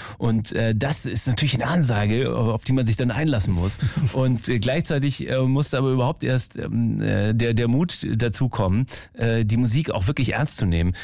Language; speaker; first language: German; native; German